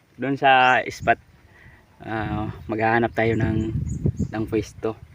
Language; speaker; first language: Filipino; non-native, local second language; Cebuano